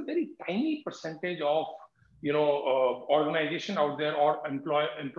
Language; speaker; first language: English; non-native, local second language; Hindi